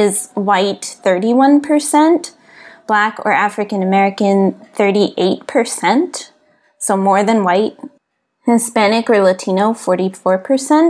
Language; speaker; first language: English; native; English